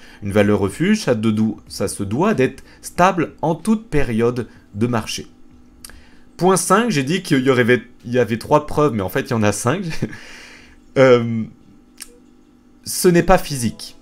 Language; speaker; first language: French; native; French